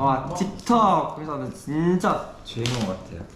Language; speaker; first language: Korean; non-native, learner; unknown